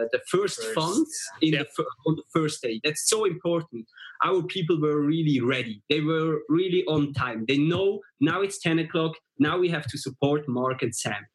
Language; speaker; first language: English; non-native, fluent; German